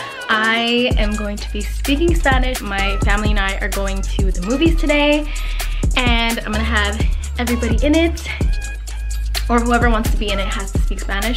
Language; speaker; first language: English; early bilingual, other home language; Spanish